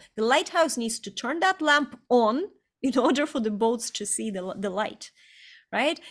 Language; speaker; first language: English; non-native, fluent; Estonian